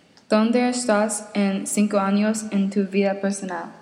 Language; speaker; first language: Spanish; non-native, learner; English